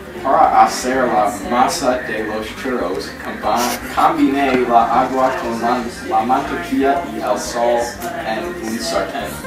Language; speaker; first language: Spanish; non-native, learner; English